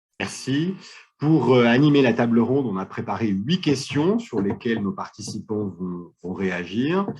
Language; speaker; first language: French; native; French